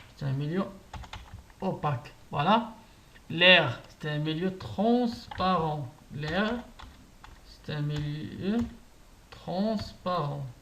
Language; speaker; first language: French; non-native, local second language; Arabic